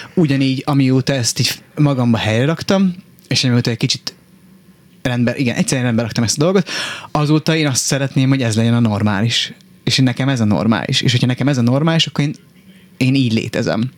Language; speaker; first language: Hungarian; native; Hungarian